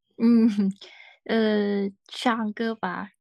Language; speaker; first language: Chinese; non-native, learner; Thai